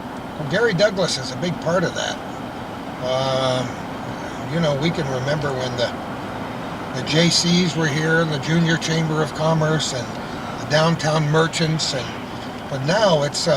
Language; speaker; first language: English; native; English